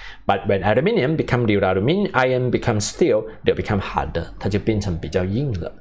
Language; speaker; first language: English; non-native, local second language; Chinese